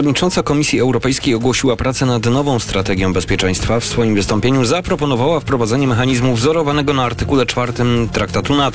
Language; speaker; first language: Polish; native; Polish